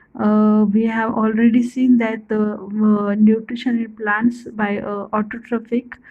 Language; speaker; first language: English; non-native, local second language; Marathi